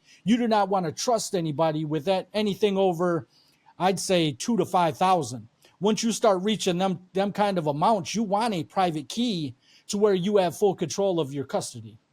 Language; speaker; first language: English; native; English